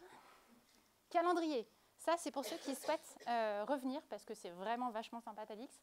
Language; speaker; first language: French; native; French